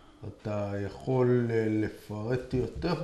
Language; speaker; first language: Hebrew; native; Hebrew